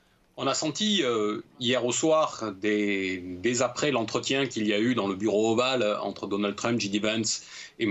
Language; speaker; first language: French; native; French